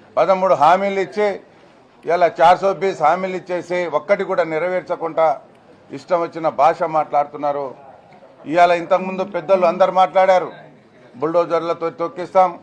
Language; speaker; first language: Telugu; non-native, local second language; Lambadi